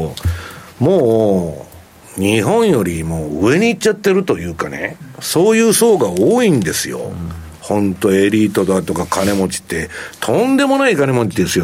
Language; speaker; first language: Japanese; native; Japanese